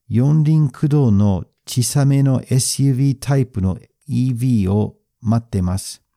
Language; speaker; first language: Japanese; non-native, fluent; English